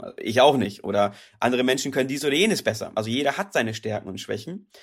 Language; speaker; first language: German; native; German